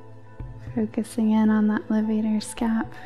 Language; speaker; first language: English; native; English